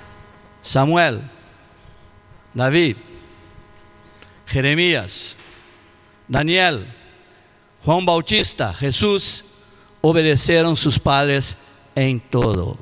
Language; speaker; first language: Spanish; non-native, learner; Portuguese